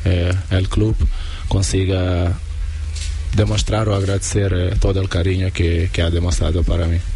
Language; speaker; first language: Spanish; non-native, fluent; Portuguese